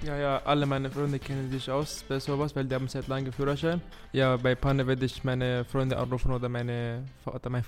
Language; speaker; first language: German; non-native, fluent; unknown